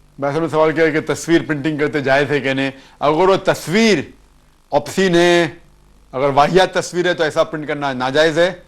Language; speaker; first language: Urdu; non-native, local second language; Konkani